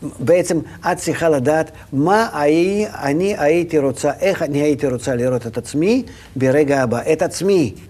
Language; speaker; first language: Hebrew; non-native, fluent; Russian